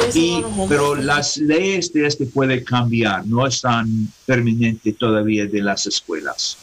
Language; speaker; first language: Spanish; non-native, learner; English